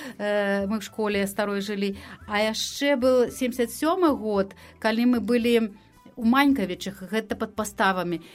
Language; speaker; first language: Belarusian; non-native, local second language; Russian